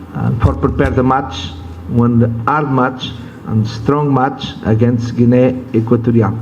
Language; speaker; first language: English; non-native, learner; Portuguese